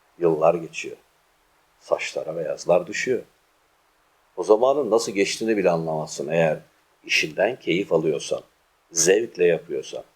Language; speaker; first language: Turkish; native; Turkish